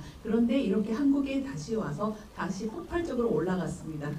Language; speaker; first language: Korean; native; Korean